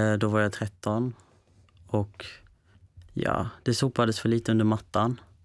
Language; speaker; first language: Swedish; native; Swedish